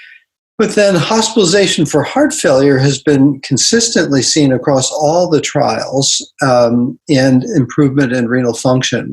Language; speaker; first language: English; native; English